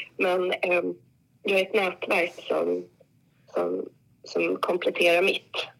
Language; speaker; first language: Swedish; native; Swedish